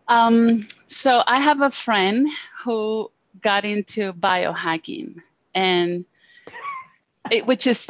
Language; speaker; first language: English; non-native, fluent; Spanish